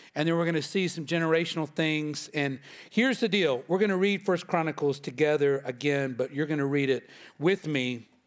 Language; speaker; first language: English; native; English